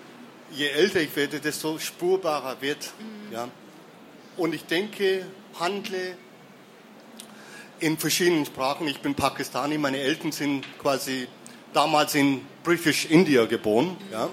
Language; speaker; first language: German; early bilingual, other home language; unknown